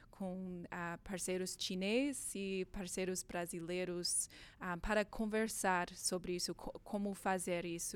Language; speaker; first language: Portuguese; non-native, learner; English